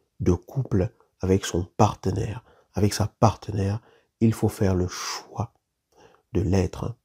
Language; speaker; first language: French; native; French